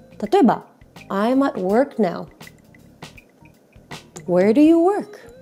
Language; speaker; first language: English; non-native, fluent; Japanese